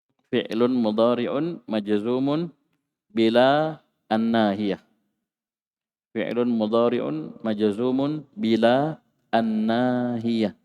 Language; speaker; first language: Arabic; non-native, fluent; Indonesian